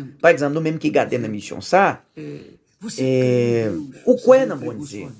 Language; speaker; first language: Haitian Creole; non-native, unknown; Portuguese